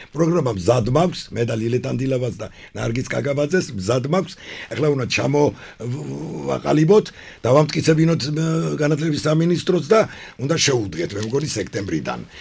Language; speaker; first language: Georgian; non-native, local second language; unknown